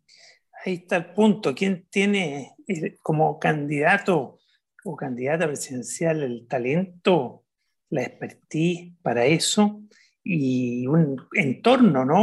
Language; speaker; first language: Spanish; native; Spanish